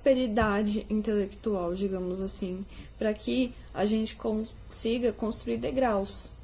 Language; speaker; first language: Portuguese; native; Portuguese